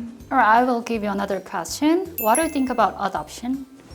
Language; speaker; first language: English; non-native, fluent; Korean